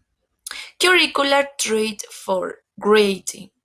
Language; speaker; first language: English; non-native, learner; Spanish